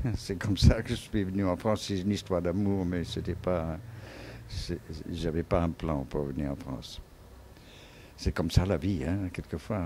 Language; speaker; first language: French; non-native, fluent; English